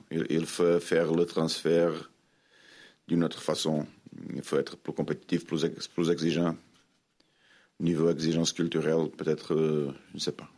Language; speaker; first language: French; non-native, fluent; Portuguese